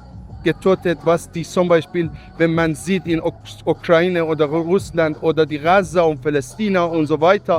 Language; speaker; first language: German; non-native, learner; Persian